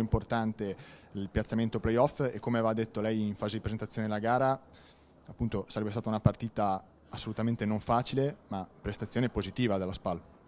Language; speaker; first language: Italian; native; Italian